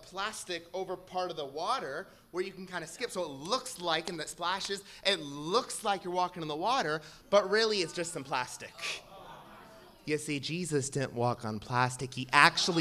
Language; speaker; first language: English; native; English